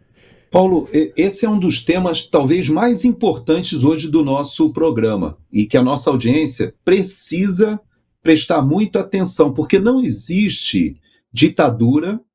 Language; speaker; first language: Portuguese; native; Portuguese